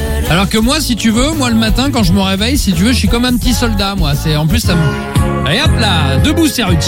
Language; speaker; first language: French; native; French